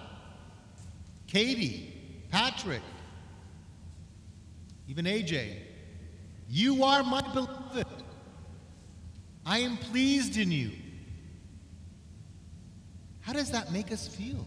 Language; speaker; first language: English; native; English